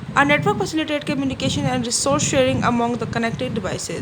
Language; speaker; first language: English; non-native, local second language; Urdu